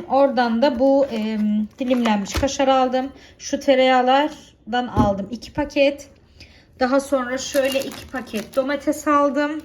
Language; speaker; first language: Turkish; early bilingual, heritage; Turkish